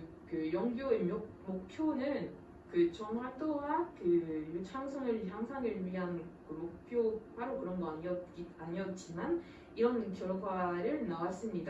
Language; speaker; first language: Korean; non-native, fluent; French